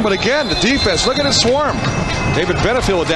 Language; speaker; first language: English; native; English